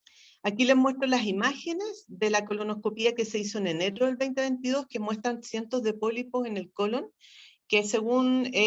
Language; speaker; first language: Spanish; native; Spanish